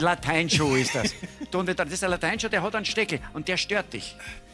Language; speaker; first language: German; native; German